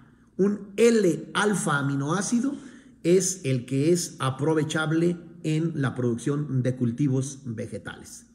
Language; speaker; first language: Spanish; native; Spanish